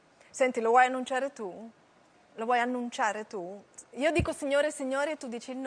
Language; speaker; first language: Italian; native; Italian